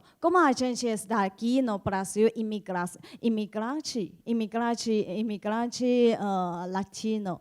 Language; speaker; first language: Portuguese; non-native, learner; Chinese